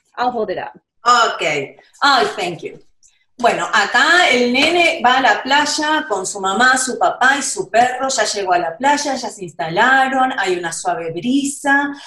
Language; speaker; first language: English; non-native, learner; Spanish